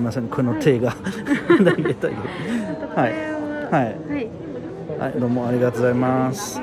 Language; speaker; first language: Japanese; non-native, learner; French